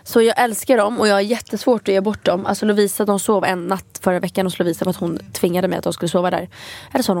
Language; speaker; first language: Swedish; native; Swedish